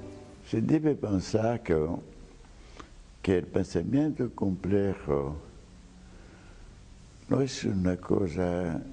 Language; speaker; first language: Spanish; non-native, fluent; French